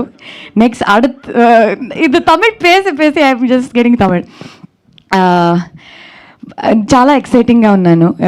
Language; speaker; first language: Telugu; non-native, learner; Kannada